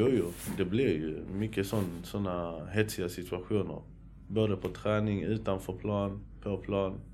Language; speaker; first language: Swedish; early bilingual, other home language; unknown